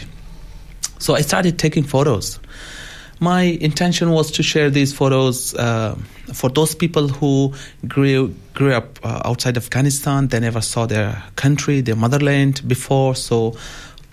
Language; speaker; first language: English; non-native, local second language; Hazaragi